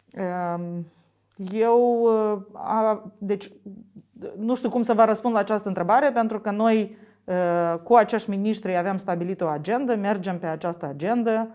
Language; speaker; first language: Romanian; native; Romanian